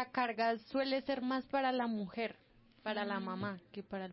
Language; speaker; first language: Spanish; native; Spanish